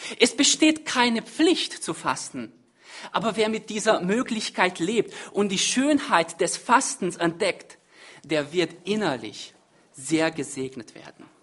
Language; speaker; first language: German; non-native, fluent; Hungarian